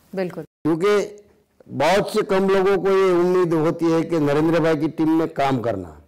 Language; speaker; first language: Hindi; non-native, local second language; Gujarati